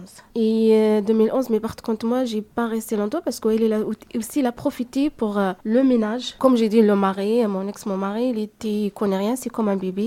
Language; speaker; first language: French; non-native, learner; Arabic